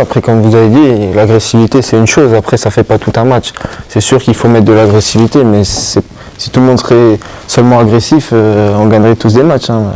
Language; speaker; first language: French; native; French